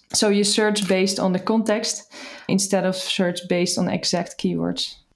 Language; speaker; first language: English; non-native, fluent; Dutch